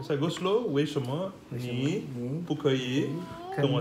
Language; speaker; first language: Chinese; non-native, fluent; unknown